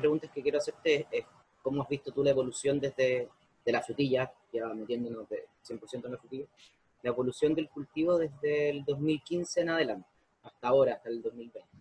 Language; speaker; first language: Spanish; native; Spanish